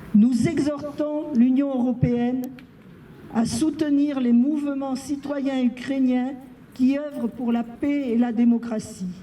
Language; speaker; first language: French; native; French